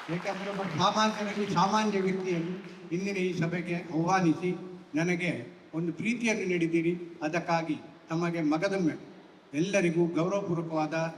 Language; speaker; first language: Kannada; native; Kannada